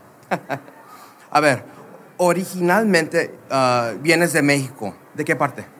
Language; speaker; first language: Spanish; early bilingual, heritage; Spanish